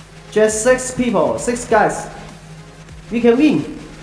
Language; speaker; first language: English; non-native, learner; Chinese